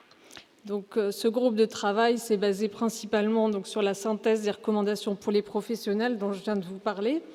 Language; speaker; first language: French; native; French